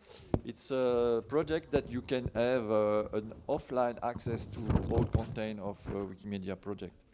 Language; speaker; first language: English; non-native, learner; French